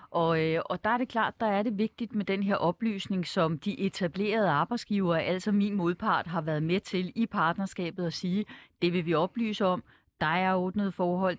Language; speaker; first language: Danish; native; Danish